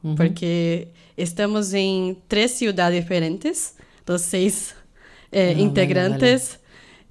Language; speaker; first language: Spanish; non-native, fluent; Portuguese